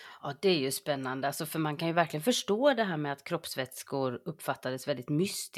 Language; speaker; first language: Swedish; native; Swedish